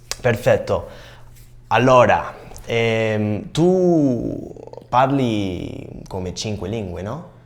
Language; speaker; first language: Italian; non-native, learner; English